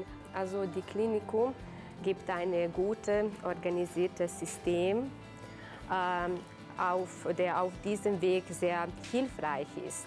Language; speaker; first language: German; non-native, learner; Bosnian